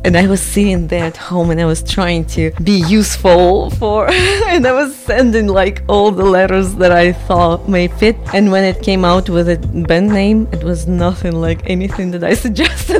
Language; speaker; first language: English; non-native, fluent; Russian